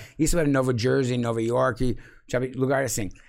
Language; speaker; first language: Portuguese; non-native, fluent; English